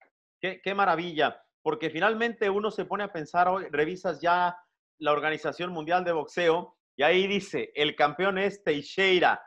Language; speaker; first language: Portuguese; non-native, learner; Spanish